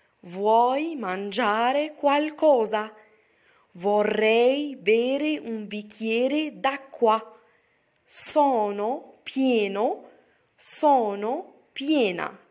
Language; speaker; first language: Italian; non-native, fluent; Arabic